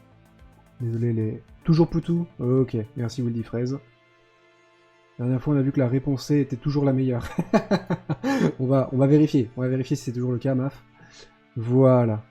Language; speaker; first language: French; native; French